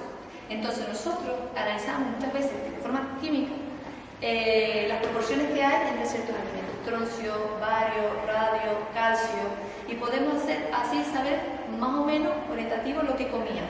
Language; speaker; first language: Spanish; native; Spanish